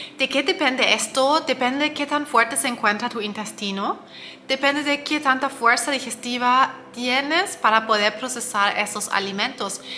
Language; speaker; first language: Spanish; non-native, fluent; German